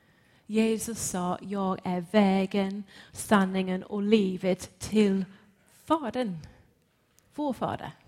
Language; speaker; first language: Swedish; non-native, fluent; English